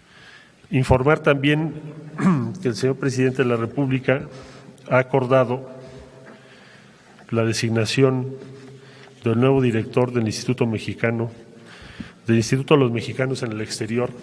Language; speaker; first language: Spanish; native; Spanish